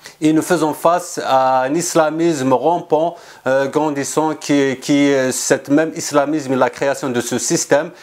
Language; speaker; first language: French; non-native, local second language; Kabyle